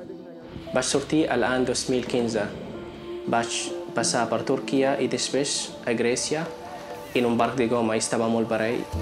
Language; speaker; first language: Catalan; non-native, learner; Arabic